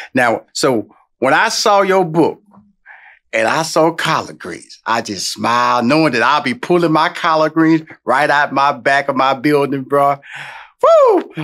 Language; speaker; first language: English; native; English